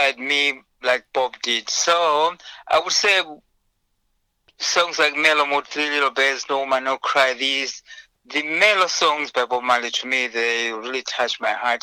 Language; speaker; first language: English; non-native, local second language; Shona